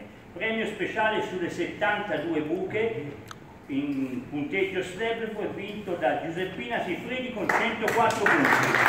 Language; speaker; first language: Italian; native; Italian